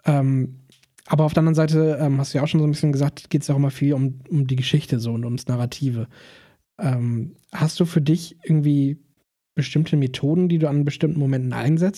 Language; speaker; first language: German; native; German